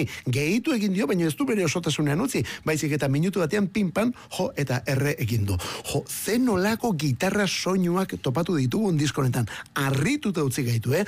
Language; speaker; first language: Basque; native; Basque